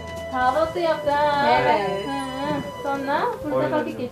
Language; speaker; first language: Turkish; non-native, fluent; Korean